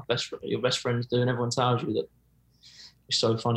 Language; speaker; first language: English; native; English